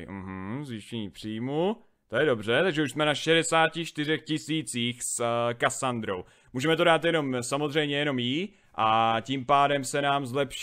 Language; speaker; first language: Czech; native; Czech